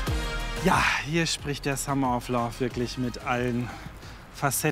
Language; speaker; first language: German; native; German